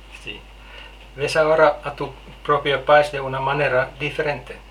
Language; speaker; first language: Spanish; non-native, learner; Finnish